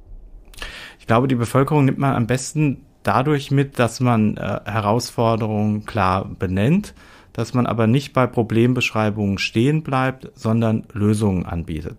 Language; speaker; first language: German; native; German